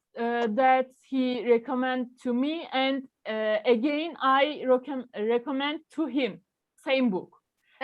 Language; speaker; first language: English; non-native, learner; Turkish